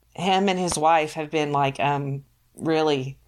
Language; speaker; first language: English; native; English